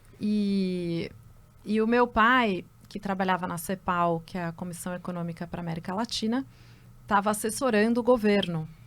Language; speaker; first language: Portuguese; early bilingual, other home language; Spanish